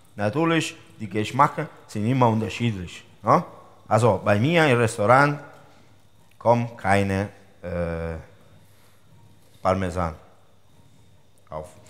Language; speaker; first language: German; non-native, learner; Italian